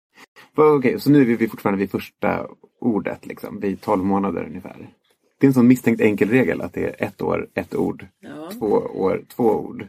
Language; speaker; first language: Swedish; native; Swedish